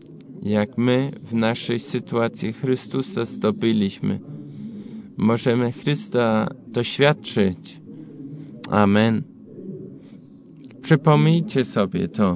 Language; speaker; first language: Polish; non-native, fluent; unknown